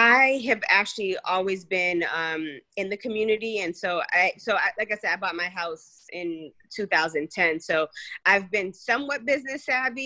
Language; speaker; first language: English; early bilingual, other home language; Kabuverdianu